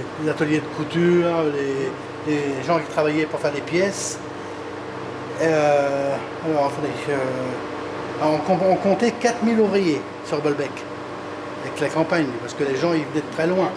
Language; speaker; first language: French; native; French